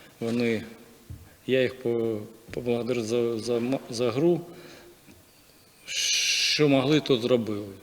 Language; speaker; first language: Ukrainian; non-native, local second language; Russian